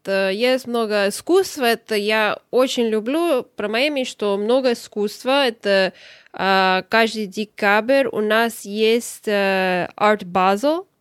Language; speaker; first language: Russian; early bilingual, heritage; Russian